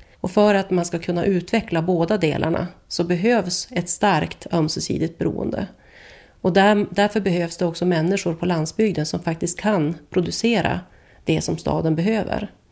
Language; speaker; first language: Swedish; native; Swedish